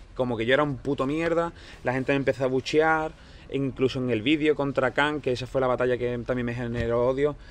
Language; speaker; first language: Spanish; native; Spanish